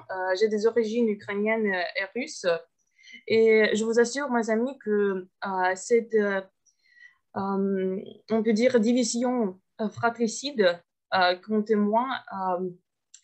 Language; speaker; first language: French; non-native, fluent; Russian